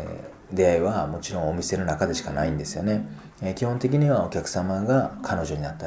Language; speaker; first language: Japanese; native; Japanese